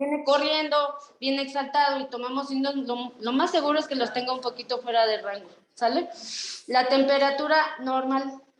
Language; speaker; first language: Spanish; native; Spanish